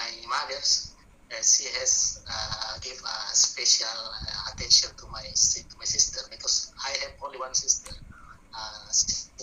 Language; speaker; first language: English; non-native, learner; Buginese